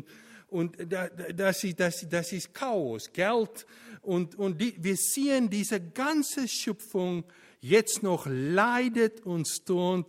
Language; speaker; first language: German; non-native, fluent; Afrikaans